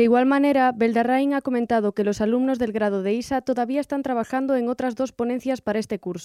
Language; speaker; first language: Spanish; native; Spanish